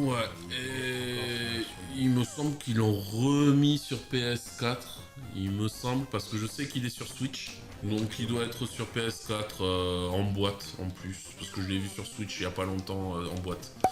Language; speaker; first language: French; native; French